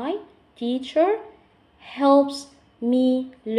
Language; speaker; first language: English; non-native, fluent; Arabic